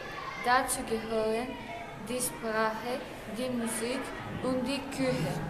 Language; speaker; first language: German; non-native, learner; Greek